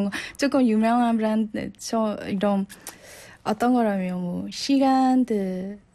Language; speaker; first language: Korean; non-native, learner; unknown